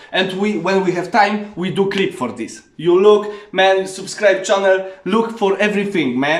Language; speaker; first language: English; non-native, learner; Polish